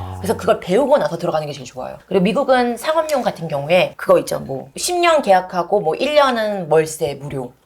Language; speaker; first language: Korean; early bilingual, other home language; English